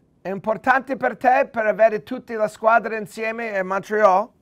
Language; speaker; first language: Italian; non-native, learner; English